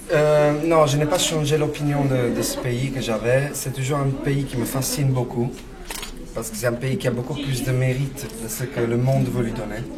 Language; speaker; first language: French; non-native, fluent; Italian